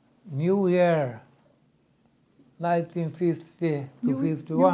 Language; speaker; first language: English; non-native, learner; Swedish